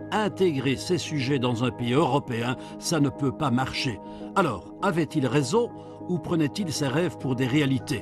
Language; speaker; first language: French; native; French